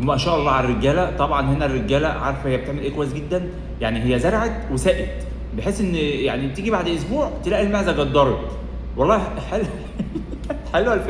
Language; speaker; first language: Arabic; native; Arabic